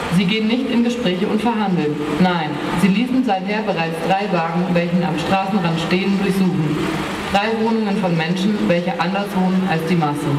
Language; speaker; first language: German; native; German